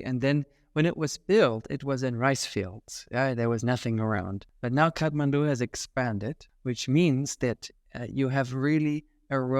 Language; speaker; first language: English; non-native, fluent; German